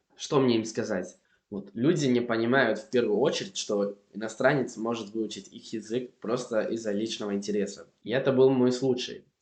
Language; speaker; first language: Russian; non-native, fluent; Spanish